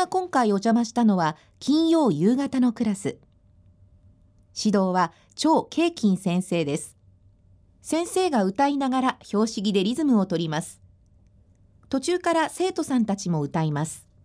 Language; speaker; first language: Japanese; native; Japanese